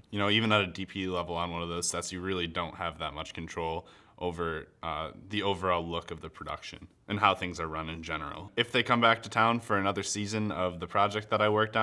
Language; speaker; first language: English; native; English